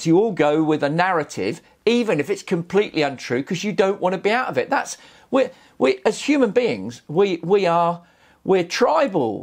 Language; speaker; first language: English; native; English